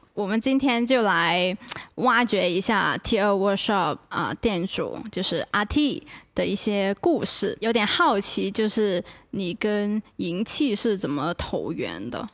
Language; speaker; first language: Chinese; non-native, local second language; Cantonese